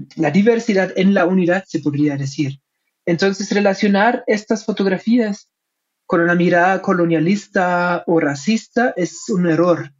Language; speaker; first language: Spanish; non-native, fluent; German